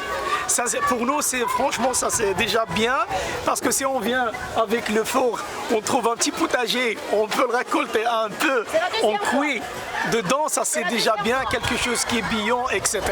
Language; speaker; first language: French; non-native, fluent; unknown